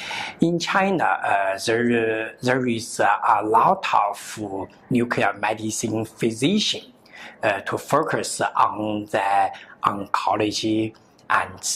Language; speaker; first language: English; non-native, learner; Chinese